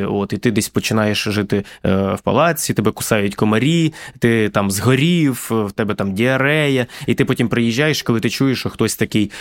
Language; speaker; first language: Ukrainian; native; Ukrainian